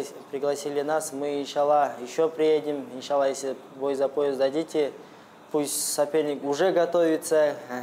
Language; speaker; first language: Russian; non-native, local second language; Kyrgyz